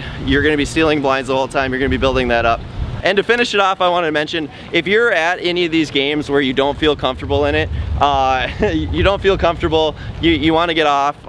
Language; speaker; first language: English; native; English